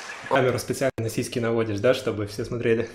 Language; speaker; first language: Russian; native; Russian